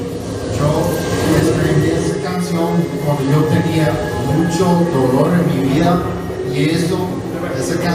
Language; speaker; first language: Spanish; non-native, fluent; English